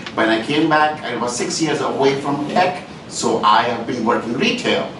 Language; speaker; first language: English; non-native, local second language; Hindi